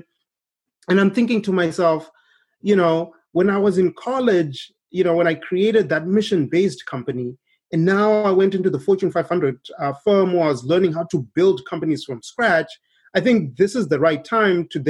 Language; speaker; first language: English; non-native, local second language; Shona